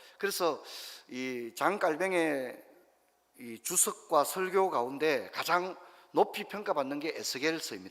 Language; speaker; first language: Korean; native; Korean